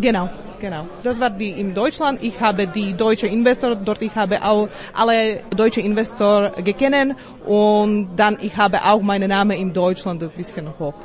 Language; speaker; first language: German; non-native, learner; Slovak